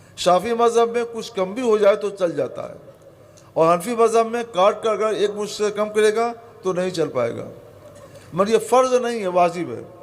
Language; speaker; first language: Urdu; native; Urdu